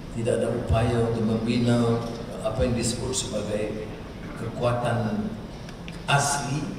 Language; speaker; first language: Malay; native; Malay